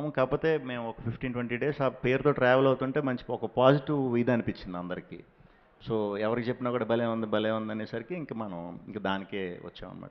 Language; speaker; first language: Telugu; native; Telugu